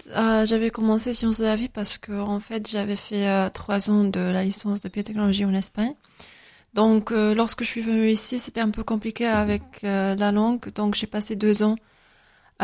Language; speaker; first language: French; non-native, fluent; Spanish